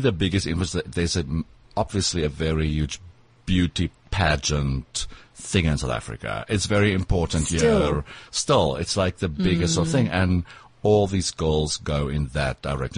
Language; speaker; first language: English; non-native, local second language; Afrikaans